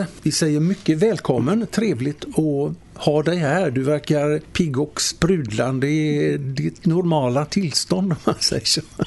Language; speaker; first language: Swedish; native; Swedish